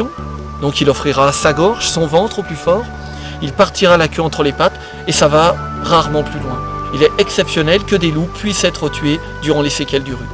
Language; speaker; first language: French; native; French